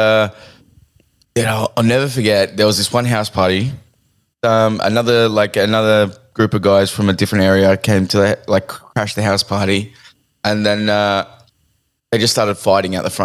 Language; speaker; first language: English; native; English